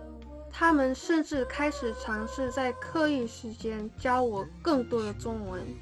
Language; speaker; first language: Chinese; non-native, learner; English